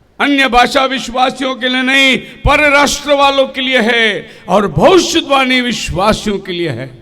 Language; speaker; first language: Hindi; non-native, local second language; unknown